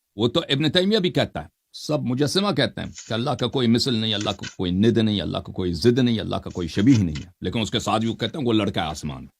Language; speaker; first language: Urdu; non-native, fluent; Persian